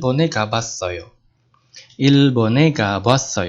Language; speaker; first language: Korean; non-native, fluent; Indonesian